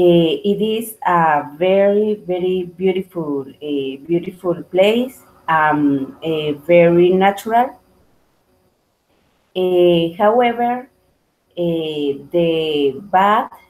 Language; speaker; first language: English; non-native, learner; Spanish